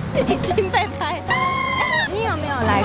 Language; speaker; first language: Chinese; native; Chinese